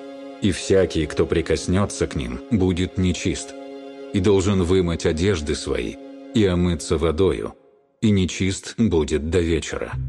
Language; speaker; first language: Russian; native; Russian